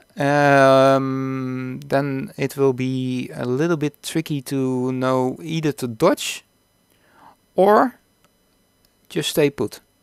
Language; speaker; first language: English; non-native, fluent; Dutch